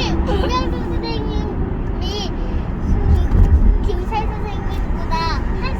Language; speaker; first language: Korean; early bilingual, other home language; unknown